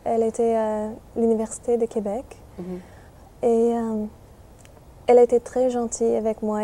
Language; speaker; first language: French; non-native, fluent; English